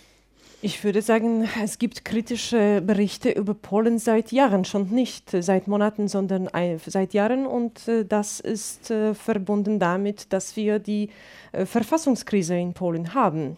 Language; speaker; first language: German; non-native, fluent; Polish